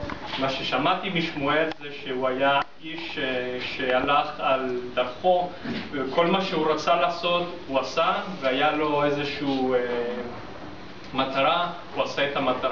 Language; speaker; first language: Hebrew; non-native, fluent; English